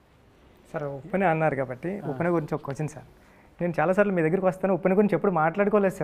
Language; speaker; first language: Telugu; native; Telugu